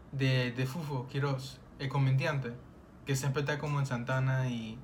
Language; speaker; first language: Spanish; early bilingual, other home language; English